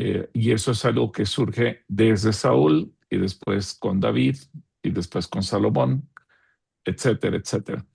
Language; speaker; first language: Spanish; native; Spanish